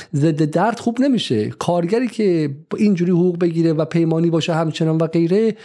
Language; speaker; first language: Persian; native; Persian